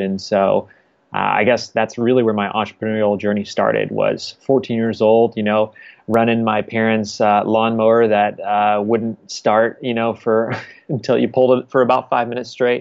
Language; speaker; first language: English; native; English